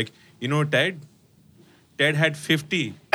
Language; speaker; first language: English; non-native, local second language; Urdu